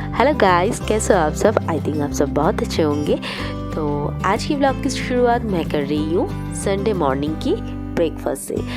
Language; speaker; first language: Hindi; non-native, local second language; Bangla